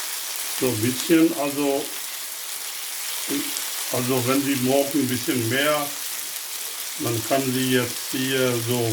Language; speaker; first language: German; non-native, learner; Urdu